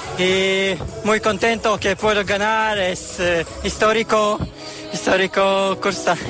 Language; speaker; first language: Spanish; non-native, learner; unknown